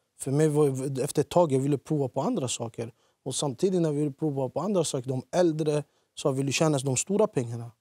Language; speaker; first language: Swedish; early bilingual, other home language; Central Kurdish